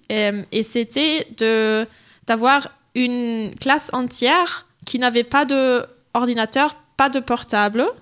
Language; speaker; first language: French; non-native, fluent; German